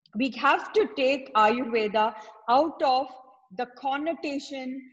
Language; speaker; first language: English; non-native, local second language; Tamil